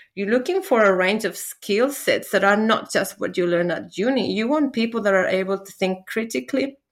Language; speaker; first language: English; non-native, fluent; Spanish